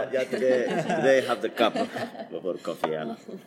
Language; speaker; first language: English; non-native, learner; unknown